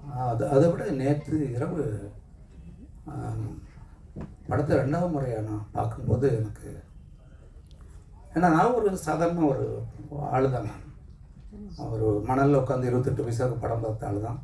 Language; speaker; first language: Tamil; native; Tamil